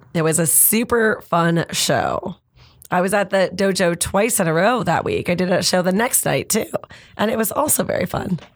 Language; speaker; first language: English; native; English